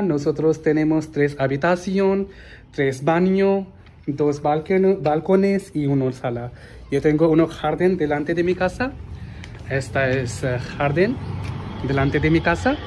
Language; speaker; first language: Spanish; non-native, learner; Hindi